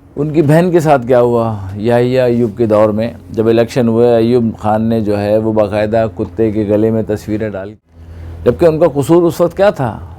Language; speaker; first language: Urdu; native; Urdu